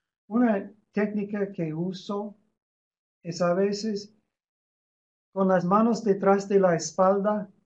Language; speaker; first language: Spanish; non-native, fluent; English